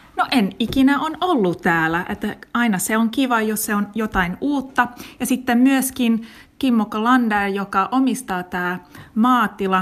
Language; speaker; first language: Finnish; non-native, learner; English